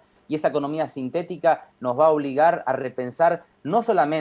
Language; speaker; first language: Spanish; native; Spanish